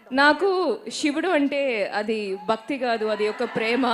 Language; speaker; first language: Telugu; non-native, learner; Malayalam